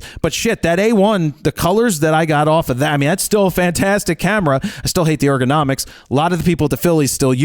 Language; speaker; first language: English; native; English